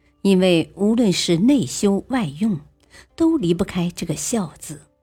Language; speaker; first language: Chinese; native; Chinese